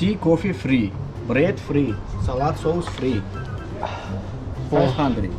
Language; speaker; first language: English; non-native, learner; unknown